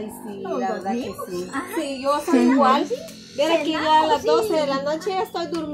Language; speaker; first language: Spanish; native; Spanish